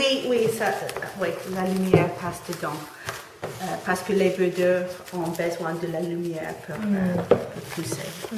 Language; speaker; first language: French; non-native, learner; English